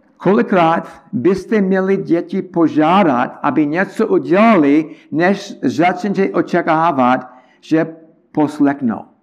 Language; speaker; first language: Czech; non-native, learner; English